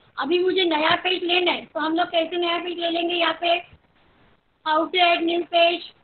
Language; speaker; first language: Hindi; non-native, local second language; Marathi